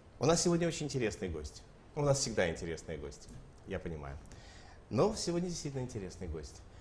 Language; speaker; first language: Russian; native; Russian